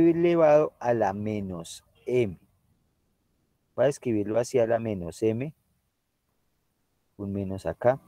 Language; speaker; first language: Spanish; native; Spanish